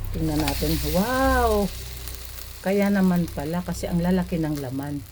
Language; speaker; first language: Filipino; non-native, local second language; Hiligaynon